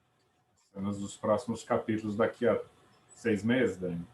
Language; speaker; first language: Portuguese; native; Portuguese